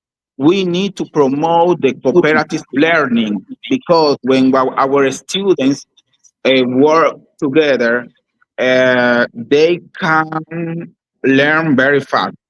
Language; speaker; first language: English; non-native, learner; Spanish